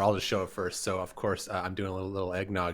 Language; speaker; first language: English; native; English